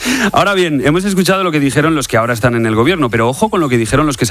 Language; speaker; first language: Spanish; native; Spanish